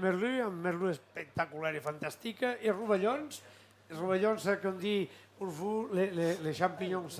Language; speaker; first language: French; non-native, fluent; Catalan